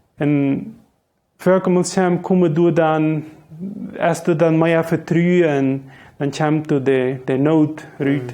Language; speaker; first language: German; non-native, local second language; Low German